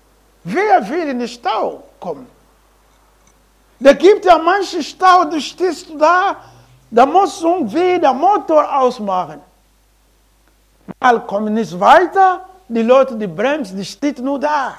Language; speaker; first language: German; non-native, learner; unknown